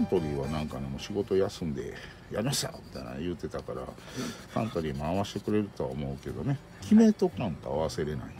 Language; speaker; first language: Japanese; native; Japanese